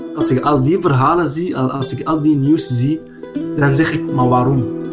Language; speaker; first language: Dutch; non-native, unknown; Arabic